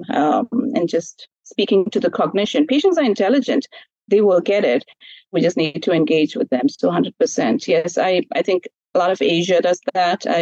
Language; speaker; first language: English; non-native, local second language; Malayalam